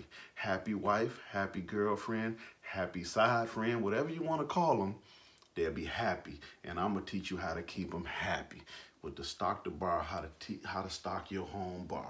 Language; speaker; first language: English; native; English